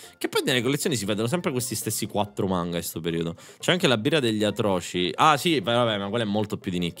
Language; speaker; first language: Italian; native; Italian